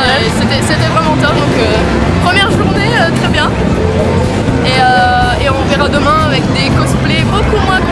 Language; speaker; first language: French; native; French